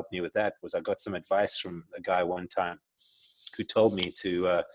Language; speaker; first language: English; native; English